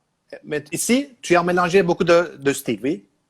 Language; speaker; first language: French; non-native, learner; Turkish